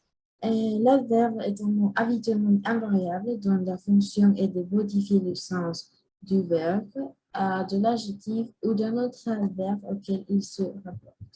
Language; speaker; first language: French; non-native, learner; Spanish